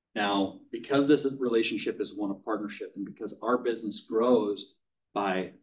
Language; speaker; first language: English; native; English